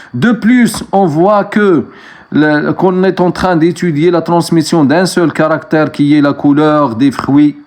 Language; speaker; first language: French; non-native, local second language; Arabic